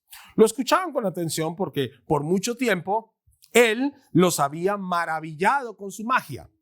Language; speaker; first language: Spanish; native; Spanish